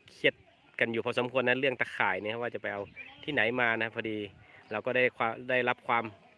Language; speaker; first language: Thai; native; Thai